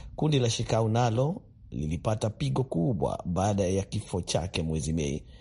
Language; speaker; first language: Swahili; native; Swahili